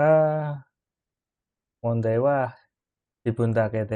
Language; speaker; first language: Japanese; non-native, learner; Indonesian